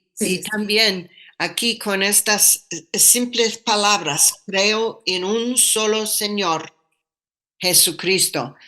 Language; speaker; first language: Spanish; non-native, fluent; English